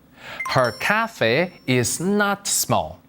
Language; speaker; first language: English; non-native, fluent; Korean